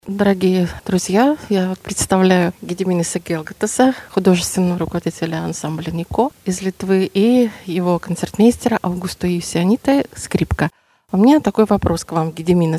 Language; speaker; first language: Russian; native; Russian